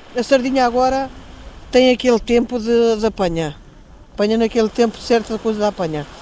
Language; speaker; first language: Portuguese; native; Portuguese